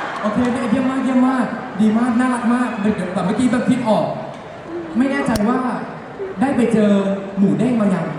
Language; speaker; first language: Thai; native; Thai